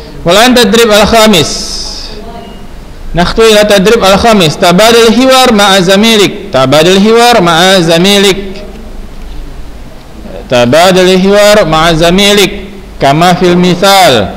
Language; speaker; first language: Arabic; non-native, fluent; Indonesian